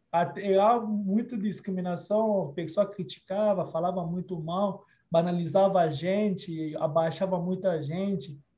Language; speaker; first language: Portuguese; non-native, fluent; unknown